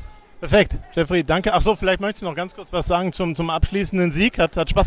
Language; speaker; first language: German; native; German